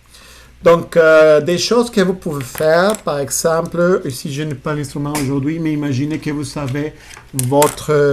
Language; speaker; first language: French; non-native, fluent; Spanish